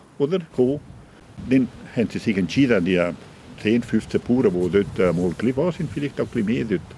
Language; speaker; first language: German; non-native, local second language; Italian